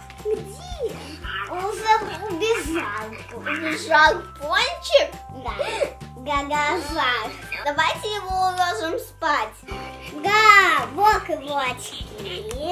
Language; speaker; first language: Russian; early bilingual, heritage; Russian